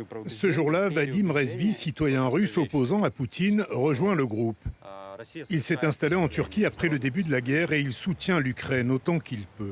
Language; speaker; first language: French; native; French